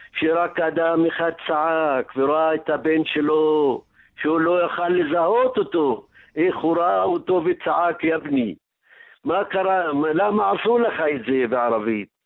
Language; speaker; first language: Hebrew; non-native, local second language; Arabic